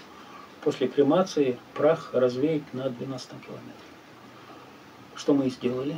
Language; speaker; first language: Russian; native; Russian